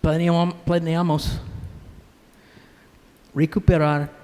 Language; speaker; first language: Spanish; non-native, learner; English